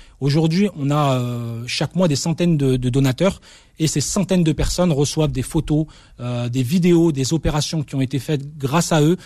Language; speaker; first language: French; early bilingual, other home language; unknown